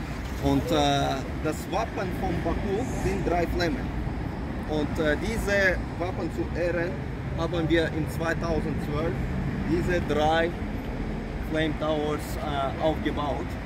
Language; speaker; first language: German; non-native, fluent; Azerbaijani